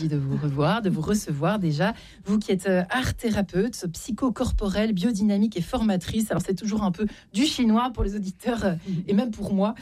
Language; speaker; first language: French; native; French